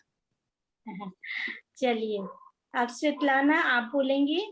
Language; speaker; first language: Hindi; native; Hindi